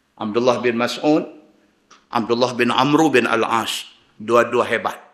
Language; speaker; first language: Malay; native; Malay